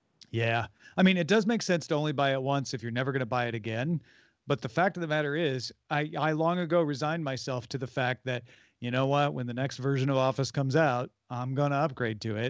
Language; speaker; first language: English; native; English